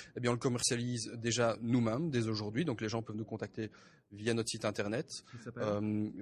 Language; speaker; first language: French; native; French